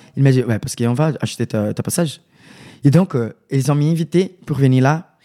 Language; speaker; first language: French; non-native, learner; Portuguese